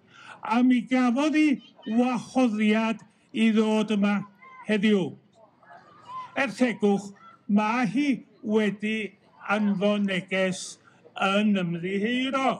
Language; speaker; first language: Welsh; native; Welsh